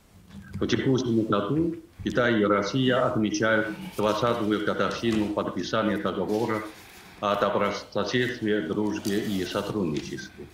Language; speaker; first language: Russian; non-native, fluent; Chinese